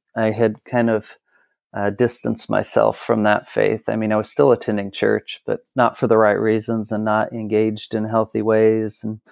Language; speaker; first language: English; native; English